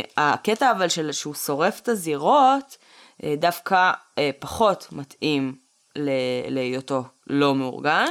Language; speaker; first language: Hebrew; early bilingual, other home language; Russian